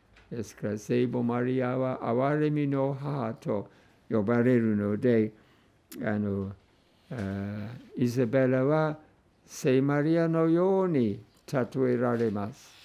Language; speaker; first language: Japanese; non-native, fluent; English